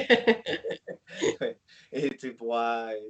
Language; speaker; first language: French; non-native, learner; English